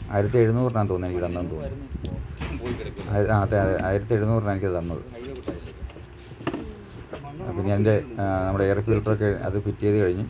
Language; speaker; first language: Malayalam; native; Malayalam